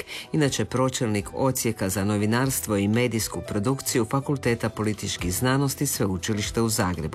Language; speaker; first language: Serbian; native; Serbian